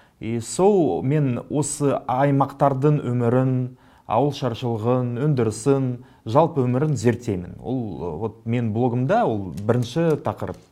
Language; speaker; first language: Kazakh; non-native, local second language; Russian